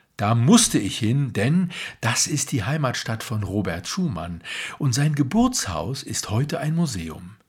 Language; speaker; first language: German; native; German